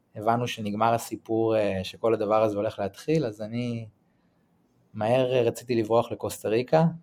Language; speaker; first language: Hebrew; native; Hebrew